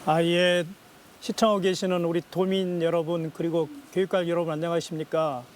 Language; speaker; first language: Korean; native; Korean